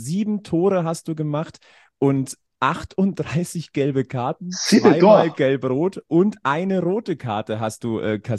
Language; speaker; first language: German; native; German